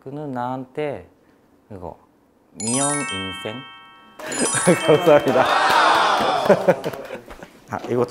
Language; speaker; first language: Korean; non-native, learner; Japanese